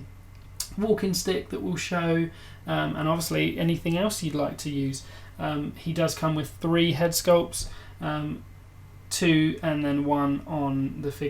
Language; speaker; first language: English; native; English